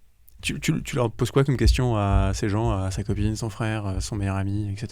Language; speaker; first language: French; native; French